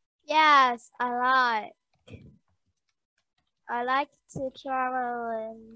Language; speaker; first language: English; non-native, learner; Vietnamese